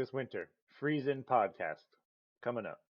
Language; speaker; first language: English; native; English